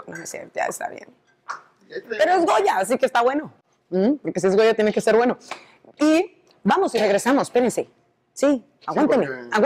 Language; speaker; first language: Spanish; native; Spanish